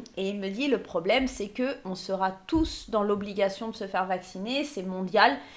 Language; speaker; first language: French; native; French